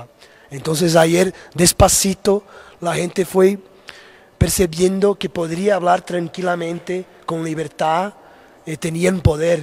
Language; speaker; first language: Spanish; non-native, fluent; Portuguese